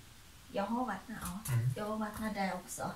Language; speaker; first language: Swedish; non-native, learner; Thai